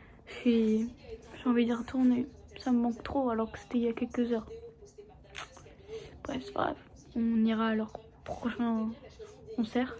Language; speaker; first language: French; native; French